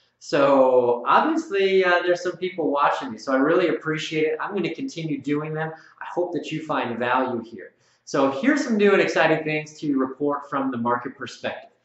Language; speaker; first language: English; native; English